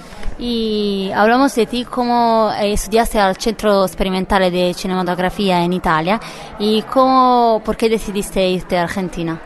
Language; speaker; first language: Spanish; non-native, fluent; Italian